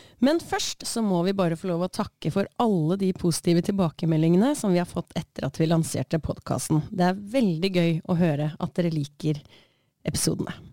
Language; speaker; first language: Norwegian; native; Norwegian